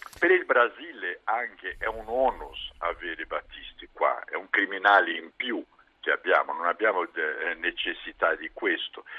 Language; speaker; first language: Italian; non-native, fluent; Portuguese